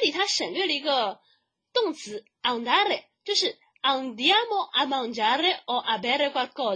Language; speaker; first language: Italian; non-native, fluent; Chinese